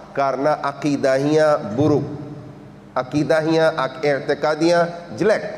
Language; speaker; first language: Indonesian; non-native, learner; Urdu